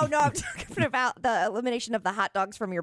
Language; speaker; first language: English; native; English